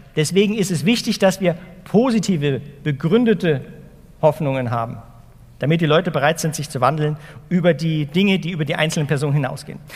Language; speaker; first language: German; native; German